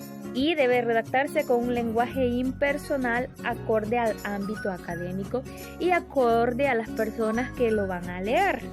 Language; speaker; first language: Spanish; native; Spanish